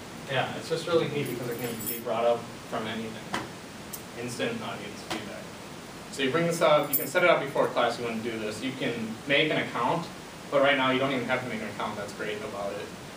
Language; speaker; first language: English; native; English